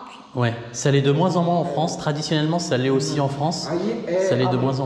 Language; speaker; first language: French; native; French